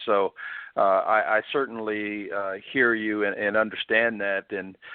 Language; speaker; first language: English; native; English